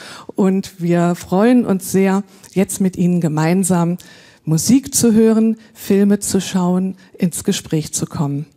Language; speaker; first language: German; native; German